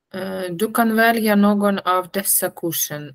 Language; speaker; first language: Swedish; non-native, learner; Russian